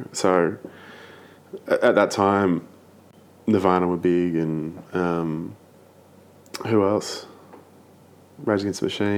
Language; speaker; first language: English; native; English